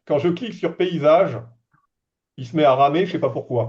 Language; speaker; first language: French; native; French